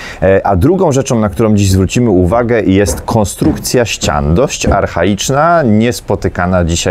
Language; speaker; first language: Polish; native; Polish